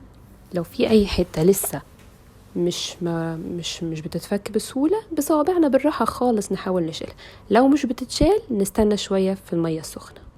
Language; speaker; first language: Arabic; native; Arabic